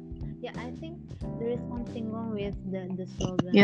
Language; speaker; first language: English; non-native, learner; Indonesian